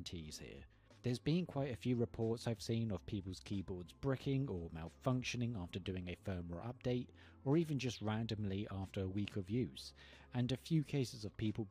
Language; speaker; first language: English; native; English